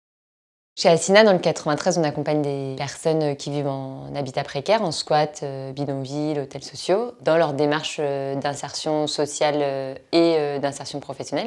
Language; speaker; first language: French; native; French